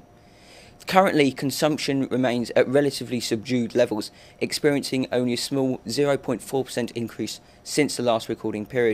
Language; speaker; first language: English; native; English